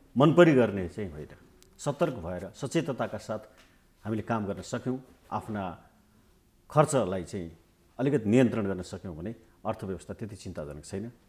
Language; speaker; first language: Nepali; native; Nepali